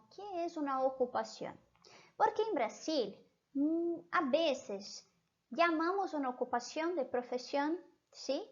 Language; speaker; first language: Spanish; non-native, fluent; Portuguese